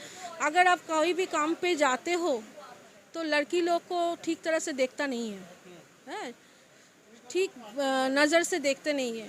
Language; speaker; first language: Hindi; non-native, local second language; Bangla